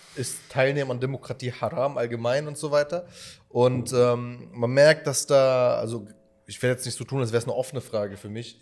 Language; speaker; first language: German; early bilingual, other home language; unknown